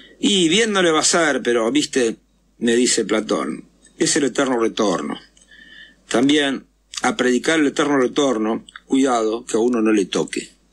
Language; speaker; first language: Spanish; native; Spanish